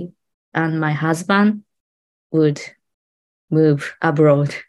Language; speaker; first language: English; non-native, learner; Japanese